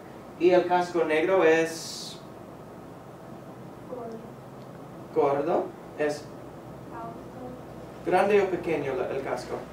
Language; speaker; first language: Spanish; non-native, fluent; English